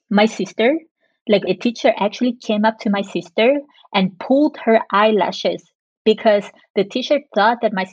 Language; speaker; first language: English; non-native, fluent; French